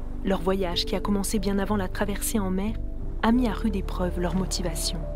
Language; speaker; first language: French; native; French